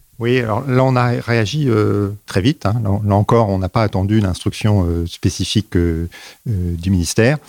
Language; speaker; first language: French; native; French